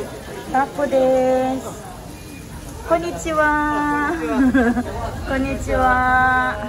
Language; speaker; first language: Japanese; non-native, learner; Cebuano